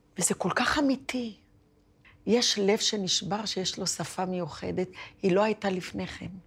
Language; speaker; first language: Hebrew; early bilingual, other home language; Arabic